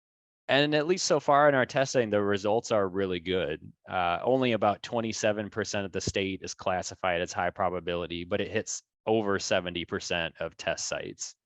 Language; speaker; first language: English; native; English